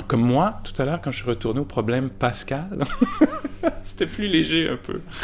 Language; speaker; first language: French; native; French